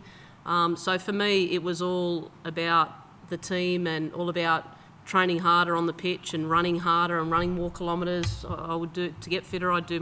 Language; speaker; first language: English; native; English